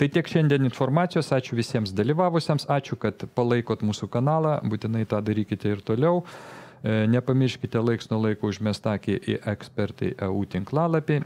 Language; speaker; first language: Lithuanian; native; Lithuanian